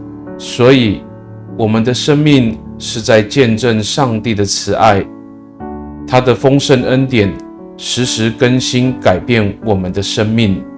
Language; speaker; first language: Chinese; non-native, local second language; Amis